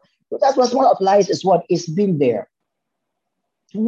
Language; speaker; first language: English; non-native, local second language; Hausa